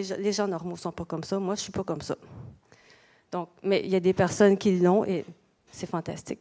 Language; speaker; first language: French; native; French